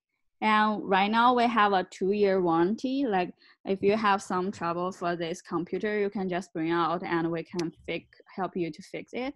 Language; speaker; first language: English; non-native, learner; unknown